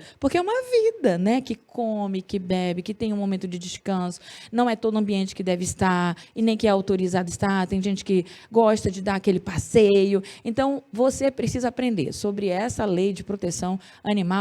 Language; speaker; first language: Portuguese; native; Portuguese